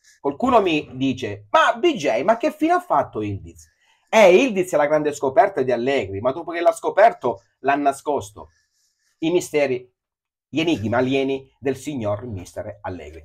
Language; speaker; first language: Italian; native; Italian